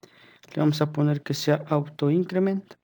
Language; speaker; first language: Spanish; native; Spanish